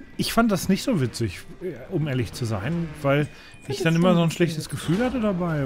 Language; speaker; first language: German; native; German